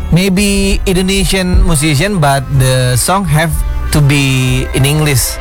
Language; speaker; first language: English; non-native, learner; Indonesian